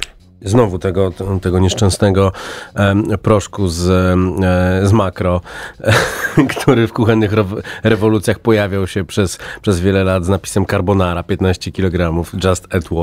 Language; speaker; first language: Polish; native; Polish